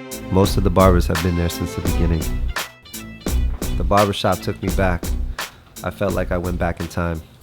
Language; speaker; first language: English; native; English